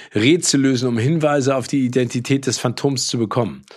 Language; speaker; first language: German; native; German